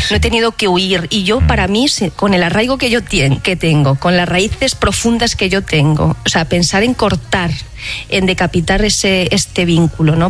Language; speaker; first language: Spanish; native; Spanish